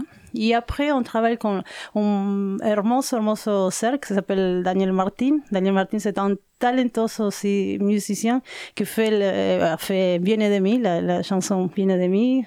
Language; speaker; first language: French; non-native, learner; Spanish